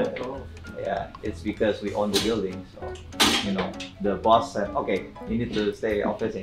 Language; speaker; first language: English; non-native, fluent; Indonesian